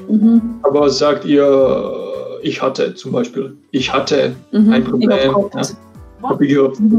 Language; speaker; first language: German; non-native, fluent; Czech